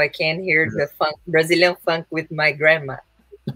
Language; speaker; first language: English; non-native, learner; Portuguese